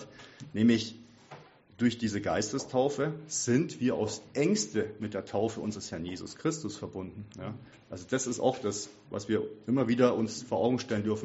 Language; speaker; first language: German; native; German